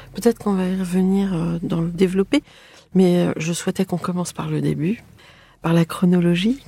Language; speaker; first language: French; native; French